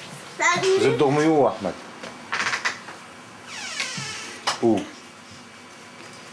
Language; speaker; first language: French; non-native, learner; Arabic